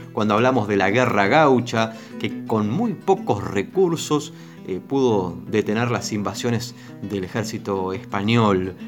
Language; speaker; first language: Spanish; native; Spanish